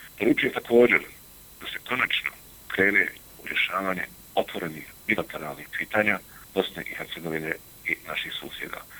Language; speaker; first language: Bosnian; native; Bosnian